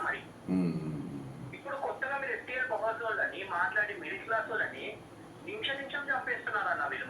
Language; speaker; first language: Telugu; native; Telugu